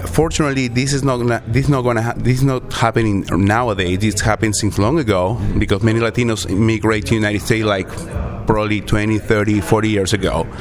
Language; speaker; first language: English; non-native, learner; Spanish